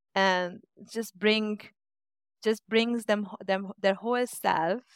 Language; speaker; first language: English; non-native, fluent; Hungarian